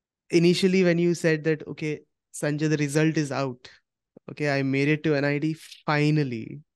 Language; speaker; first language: English; non-native, local second language; Hindi